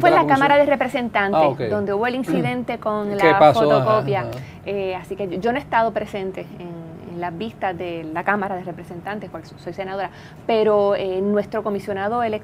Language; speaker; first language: Spanish; native; Spanish